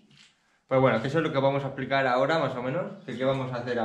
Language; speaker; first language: Spanish; native; Spanish